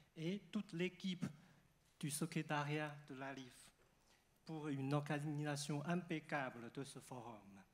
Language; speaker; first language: French; non-native, fluent; Chinese